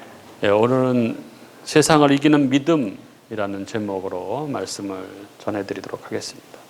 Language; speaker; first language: Korean; native; Korean